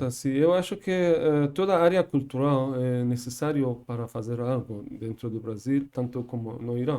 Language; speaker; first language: Portuguese; non-native, learner; Persian